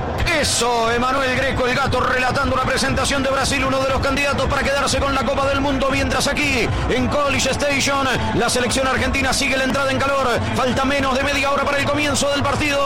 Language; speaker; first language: Spanish; native; Spanish